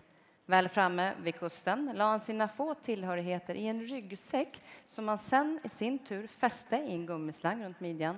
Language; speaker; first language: Swedish; native; Swedish